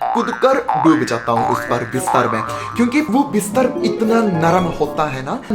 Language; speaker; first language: Hindi; non-native, fluent; Japanese